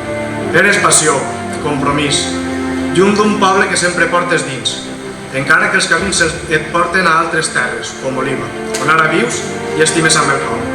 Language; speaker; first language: Catalan; native; Catalan